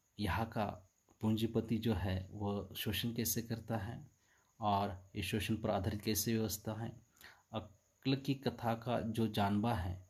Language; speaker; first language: Hindi; non-native, local second language; Marathi